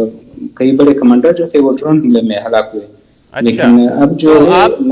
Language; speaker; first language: Urdu; non-native, fluent; Pashto